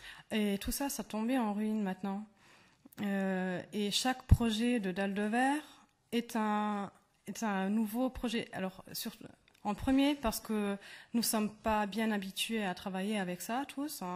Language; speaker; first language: French; non-native, fluent; German